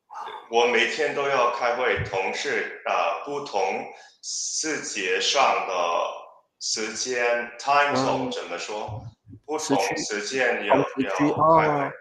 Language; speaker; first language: Chinese; non-native, learner; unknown